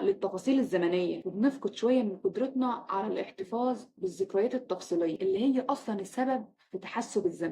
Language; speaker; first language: Arabic; native; Arabic